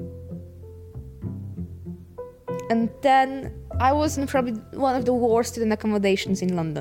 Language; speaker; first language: English; non-native, fluent; Polish